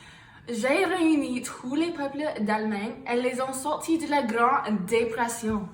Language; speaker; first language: French; non-native, learner; English